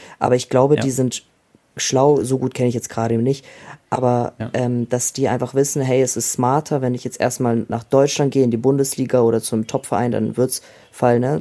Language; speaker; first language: German; early bilingual, other home language; Russian